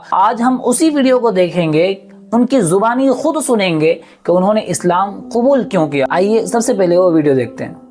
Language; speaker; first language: Urdu; native; Urdu